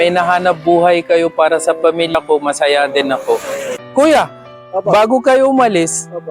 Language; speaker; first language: Filipino; non-native, learner; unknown